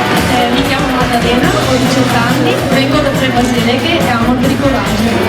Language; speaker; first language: Italian; native; Italian